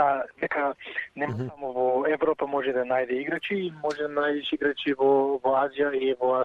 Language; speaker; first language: Macedonian; early bilingual, heritage; Macedonian